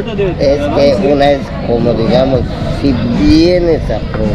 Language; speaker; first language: Spanish; native; Spanish